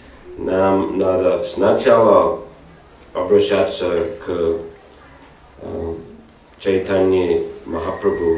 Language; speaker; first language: Russian; non-native, learner; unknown